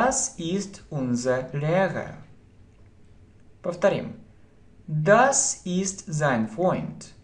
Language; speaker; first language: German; non-native, fluent; Russian